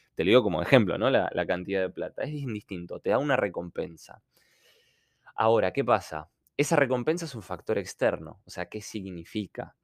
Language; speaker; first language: Spanish; non-native, fluent; Ukrainian